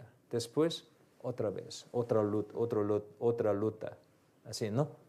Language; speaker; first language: Spanish; non-native, learner; Korean